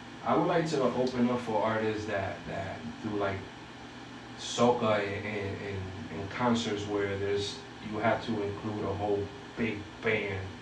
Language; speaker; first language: English; early bilingual, other home language; Spanish